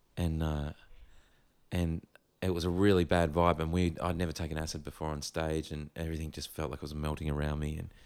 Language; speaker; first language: English; native; English